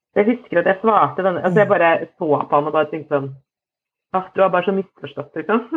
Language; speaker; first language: Norwegian; native; Norwegian